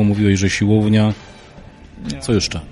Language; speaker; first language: Polish; native; Polish